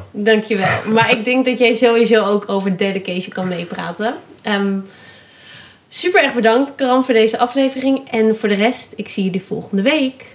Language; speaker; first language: Dutch; native; Dutch